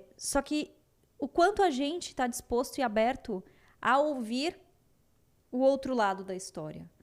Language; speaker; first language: Portuguese; native; Portuguese